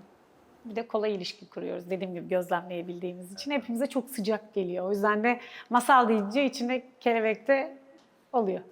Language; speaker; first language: Turkish; native; Turkish